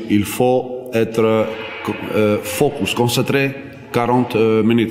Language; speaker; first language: French; non-native, learner; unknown